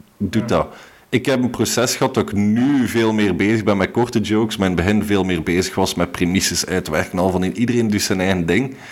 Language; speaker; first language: Dutch; native; Dutch